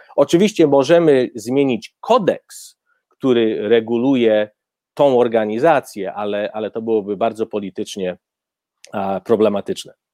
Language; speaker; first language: Polish; native; Polish